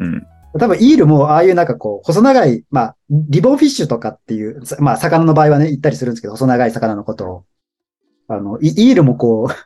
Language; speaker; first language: Japanese; native; Japanese